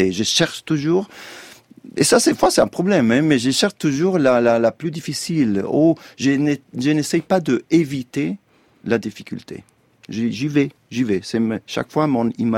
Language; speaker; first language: French; non-native, fluent; Italian